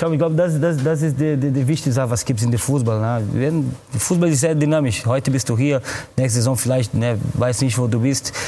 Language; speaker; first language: German; non-native, fluent; Portuguese